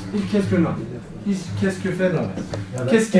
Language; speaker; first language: French; non-native, learner; Kurdish